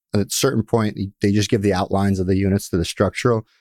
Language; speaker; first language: English; early bilingual, other home language; Russian